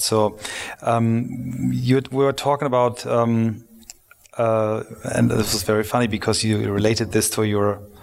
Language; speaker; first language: English; non-native, fluent; German